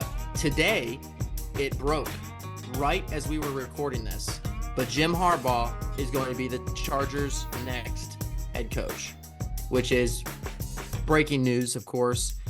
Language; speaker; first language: English; native; English